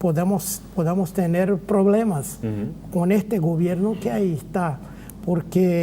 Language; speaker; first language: Spanish; non-native, fluent; Portuguese